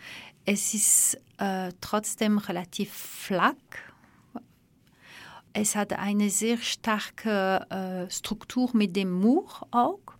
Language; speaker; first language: German; non-native, fluent; French